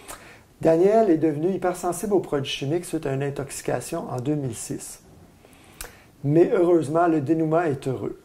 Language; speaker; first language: French; native; French